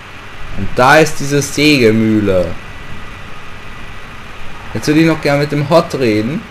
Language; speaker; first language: German; native; German